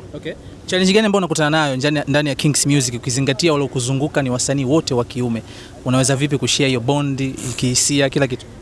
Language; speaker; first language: Swahili; native; Swahili